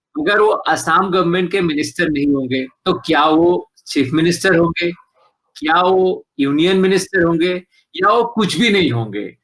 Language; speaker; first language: Hindi; non-native, local second language; Assamese